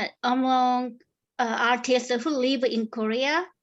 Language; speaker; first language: English; non-native, fluent; Korean